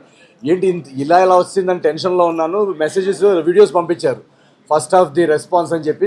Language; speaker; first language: Telugu; native; Telugu